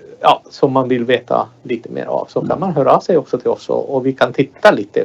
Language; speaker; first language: Swedish; non-native, fluent; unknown